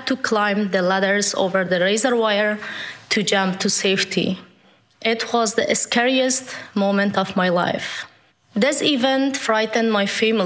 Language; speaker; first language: English; non-native, fluent; Persian